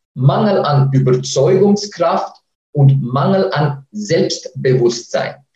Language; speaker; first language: German; native; German